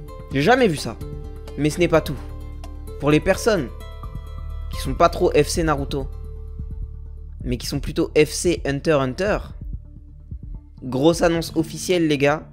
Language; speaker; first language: French; native; French